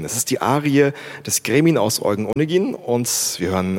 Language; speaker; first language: German; native; German